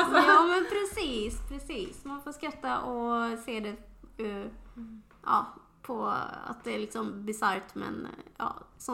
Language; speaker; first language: Swedish; native; Swedish